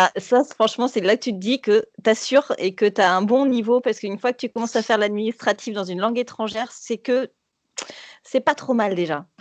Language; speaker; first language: French; native; French